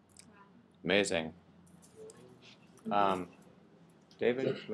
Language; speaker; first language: English; native; English